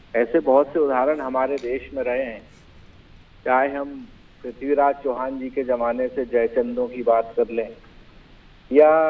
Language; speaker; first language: Hindi; native; Hindi